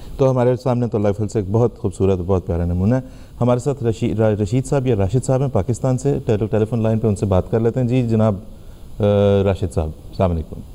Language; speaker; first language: Urdu; native; Urdu